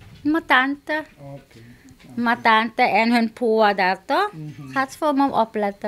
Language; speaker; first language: Dutch; non-native, local second language; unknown